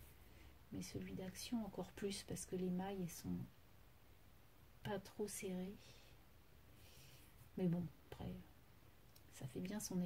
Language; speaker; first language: French; native; French